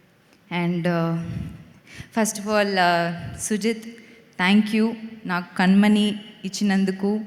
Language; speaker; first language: Telugu; non-native, fluent; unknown